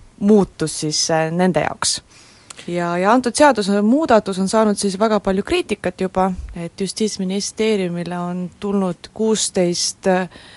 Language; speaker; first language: Estonian; non-native, local second language; Russian